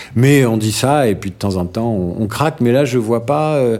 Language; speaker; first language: French; native; French